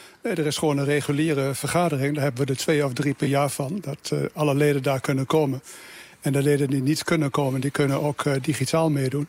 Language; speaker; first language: Dutch; native; Dutch